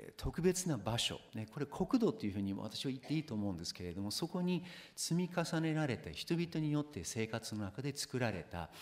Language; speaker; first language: Japanese; non-native, fluent; English